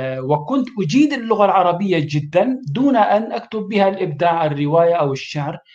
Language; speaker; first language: Arabic; non-native, local second language; Kurdish